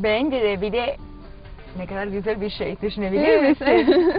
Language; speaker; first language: Turkish; non-native, learner; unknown